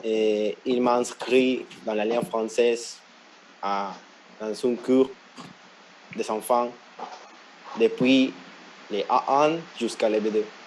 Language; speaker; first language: French; non-native, fluent; Spanish